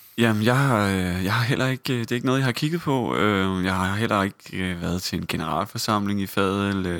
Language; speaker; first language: Danish; native; Danish